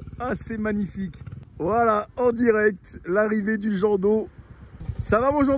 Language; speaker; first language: French; native; French